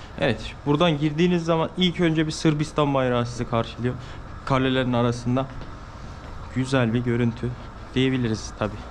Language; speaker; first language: Turkish; native; Turkish